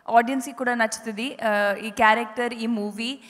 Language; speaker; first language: Telugu; non-native, local second language; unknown